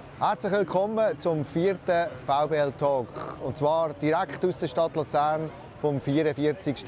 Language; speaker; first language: German; native; German